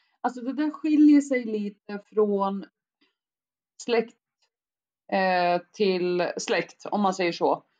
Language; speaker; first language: Swedish; early bilingual, other home language; Arabic